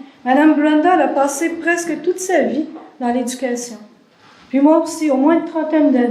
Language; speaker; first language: French; native; French